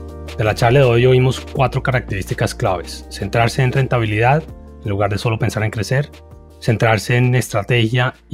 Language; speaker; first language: Spanish; native; Spanish